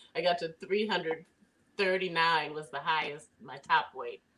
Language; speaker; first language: English; native; English